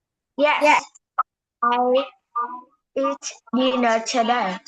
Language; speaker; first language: English; non-native, learner; Vietnamese